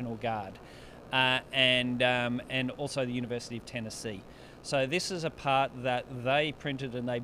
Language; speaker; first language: English; native; English